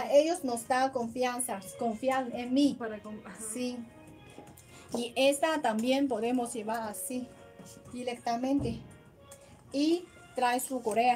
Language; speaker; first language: Spanish; non-native, learner; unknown